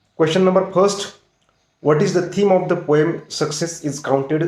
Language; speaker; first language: English; non-native, local second language; Marathi